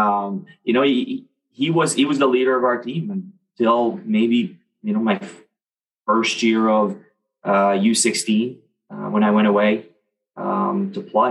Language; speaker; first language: English; non-native, fluent; French